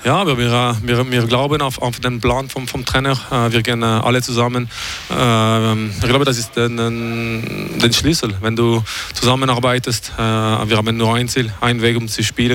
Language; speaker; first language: German; non-native, fluent; French